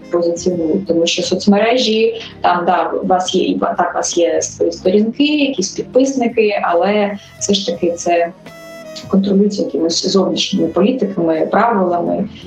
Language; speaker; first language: Ukrainian; native; Ukrainian